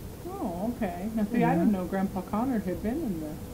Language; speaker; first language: English; native; English